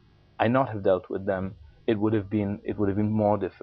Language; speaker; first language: English; non-native, local second language; Urdu